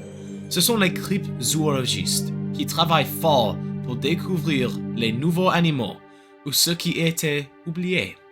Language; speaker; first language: French; non-native, learner; English